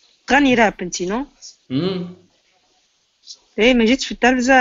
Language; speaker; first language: Arabic; native; Arabic